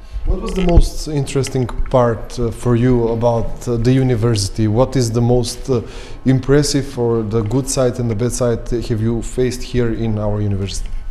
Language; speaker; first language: English; non-native, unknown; Macedonian